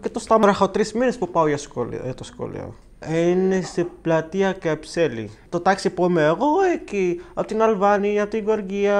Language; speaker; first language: Greek; non-native, learner; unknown